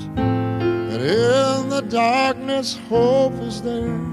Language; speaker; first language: English; native; English